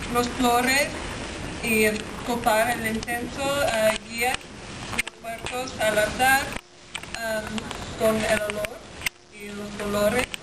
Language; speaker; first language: Spanish; non-native, learner; English